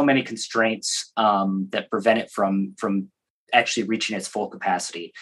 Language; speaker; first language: English; native; English